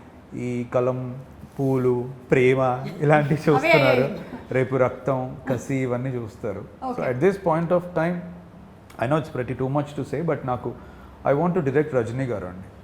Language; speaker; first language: Telugu; native; Telugu